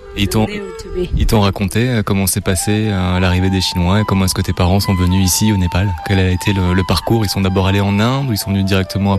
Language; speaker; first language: French; native; French